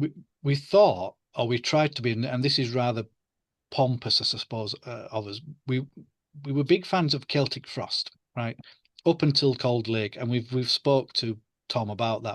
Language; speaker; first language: English; native; English